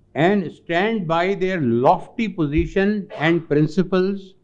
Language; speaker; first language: English; non-native, local second language; Urdu